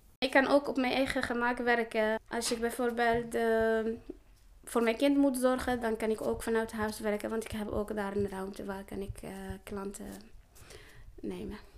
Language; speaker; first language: Dutch; non-native, learner; Arabic